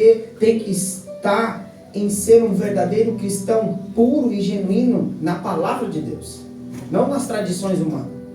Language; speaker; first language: Portuguese; native; Portuguese